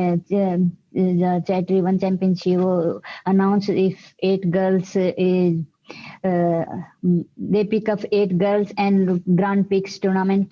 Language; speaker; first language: English; non-native, learner; Hindi